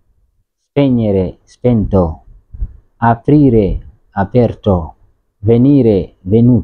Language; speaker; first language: Italian; non-native, learner; Swahili